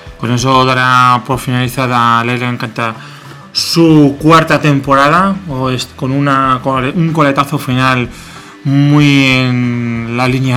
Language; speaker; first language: Spanish; native; Spanish